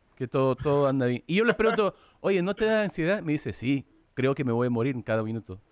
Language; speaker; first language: Spanish; early bilingual, heritage; English